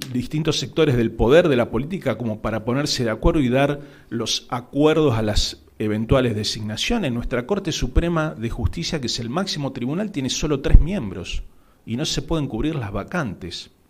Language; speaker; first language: Spanish; native; Spanish